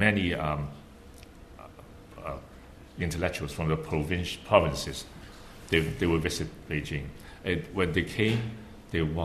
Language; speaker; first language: English; non-native, local second language; Cantonese